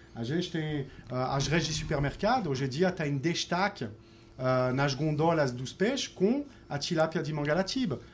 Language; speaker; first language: Portuguese; non-native, fluent; French